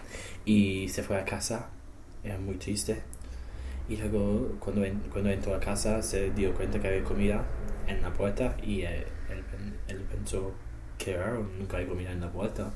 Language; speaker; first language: Spanish; non-native, learner; English